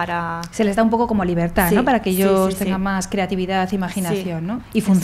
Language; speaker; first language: Spanish; native; Spanish